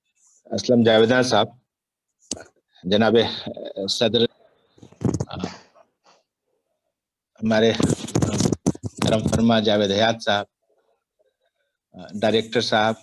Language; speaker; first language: Urdu; native; Urdu